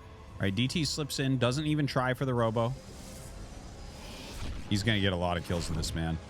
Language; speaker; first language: English; native; English